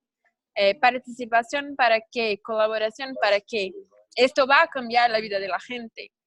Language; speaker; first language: Spanish; non-native, learner; Portuguese